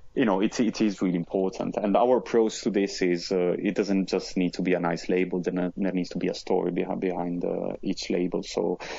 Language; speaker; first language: English; non-native, fluent; Italian